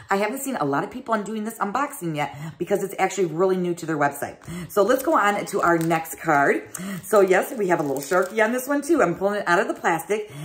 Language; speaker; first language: English; native; English